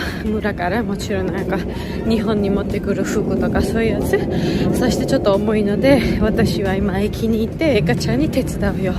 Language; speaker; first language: Japanese; non-native, learner; Georgian